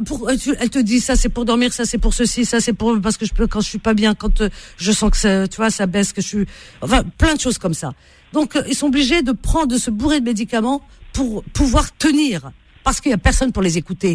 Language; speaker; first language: French; native; French